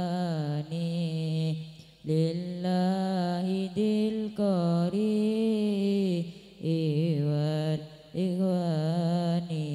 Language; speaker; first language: Arabic; non-native, learner; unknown